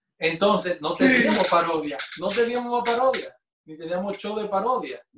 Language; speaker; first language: Spanish; native; Spanish